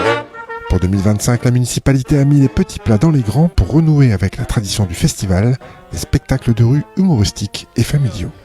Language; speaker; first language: French; native; French